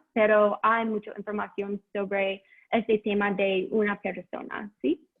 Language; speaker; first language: Spanish; non-native, learner; English